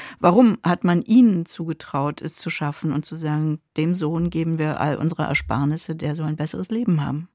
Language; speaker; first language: German; native; German